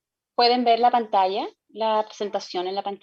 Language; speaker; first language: Spanish; native; Spanish